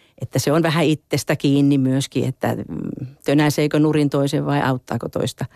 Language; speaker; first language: Finnish; native; Finnish